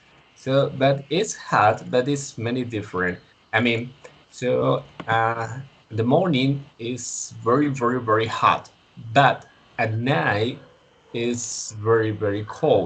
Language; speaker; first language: English; non-native, learner; Spanish